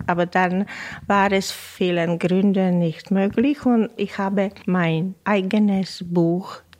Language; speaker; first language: German; non-native, fluent; Czech